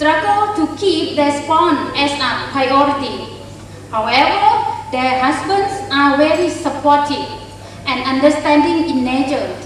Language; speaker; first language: English; non-native, learner; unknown